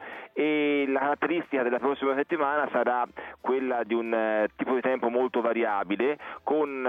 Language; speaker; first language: Italian; native; Italian